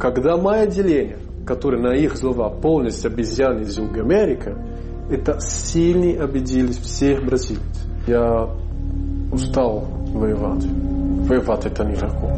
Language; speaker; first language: Russian; non-native, learner; Portuguese